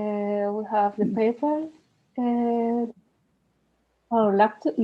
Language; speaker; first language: English; non-native, learner; Spanish